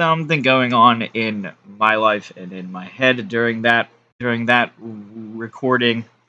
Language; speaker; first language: English; native; English